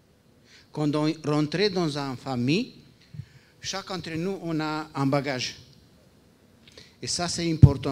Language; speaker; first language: French; non-native, fluent; Romanian